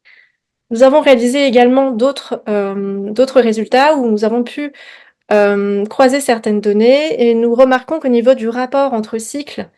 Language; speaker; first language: French; native; French